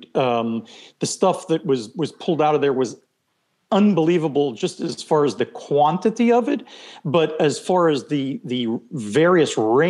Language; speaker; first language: English; non-native, fluent; Hebrew